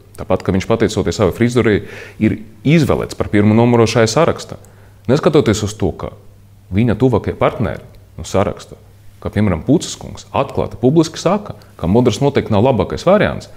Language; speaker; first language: Latvian; non-native, local second language; Russian